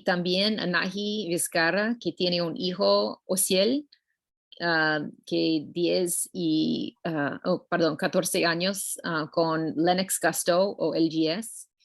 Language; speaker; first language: Spanish; non-native, learner; English